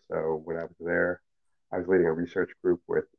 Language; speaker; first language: English; early bilingual, other home language; Cantonese